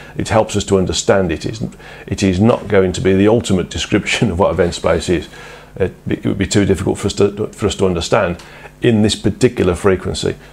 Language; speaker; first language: English; native; English